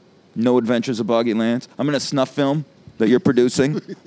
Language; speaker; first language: English; native; English